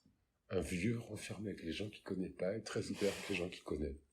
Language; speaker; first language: French; native; French